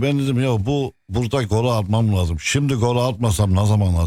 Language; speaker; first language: Turkish; non-native, fluent; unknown